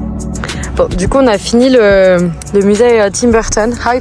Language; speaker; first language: French; native; French